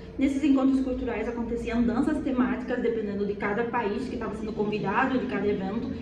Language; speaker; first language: Portuguese; non-native, fluent; Spanish